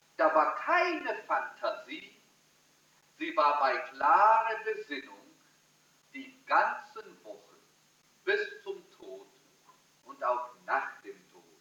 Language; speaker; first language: German; early bilingual, heritage; German